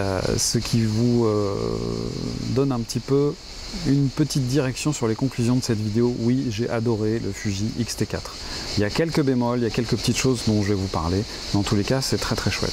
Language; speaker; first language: French; native; French